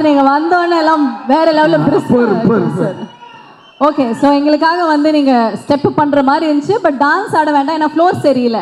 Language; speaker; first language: Tamil; native; Tamil